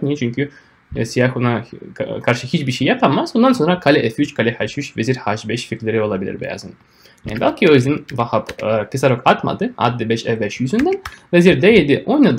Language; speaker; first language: Turkish; non-native, fluent; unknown